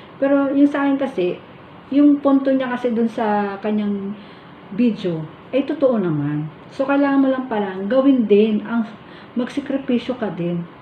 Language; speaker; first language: Filipino; non-native, local second language; Cebuano